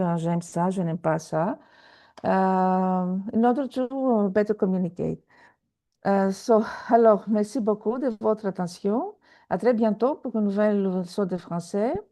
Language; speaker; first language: French; non-native, fluent; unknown